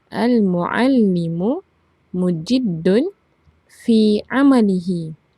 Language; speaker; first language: Arabic; non-native, fluent; Malay